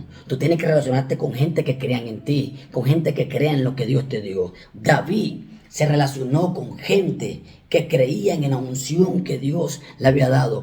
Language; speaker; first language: Spanish; native; Spanish